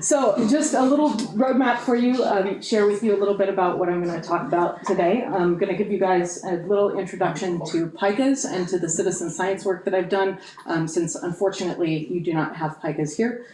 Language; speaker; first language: English; native; English